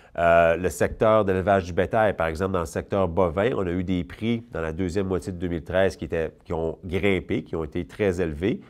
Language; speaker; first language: French; native; French